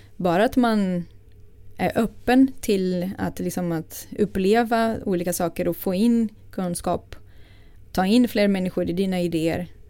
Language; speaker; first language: Swedish; non-native, fluent; Portuguese